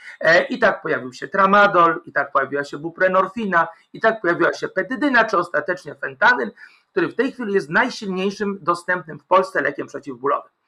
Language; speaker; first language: Polish; native; Polish